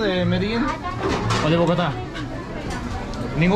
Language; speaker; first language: Spanish; non-native, fluent; Danish